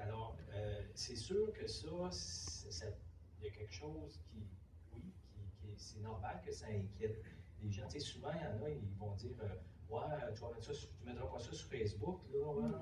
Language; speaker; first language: French; native; French